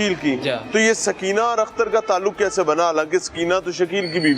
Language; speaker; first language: Hindi; non-native, local second language; Punjabi